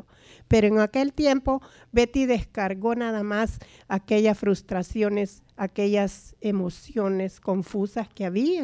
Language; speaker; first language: Spanish; native; Spanish